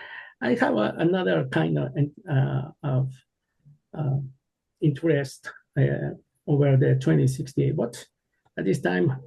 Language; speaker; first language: English; non-native, learner; Spanish